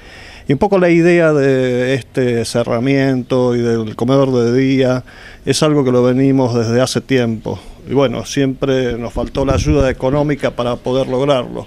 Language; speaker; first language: Spanish; native; Spanish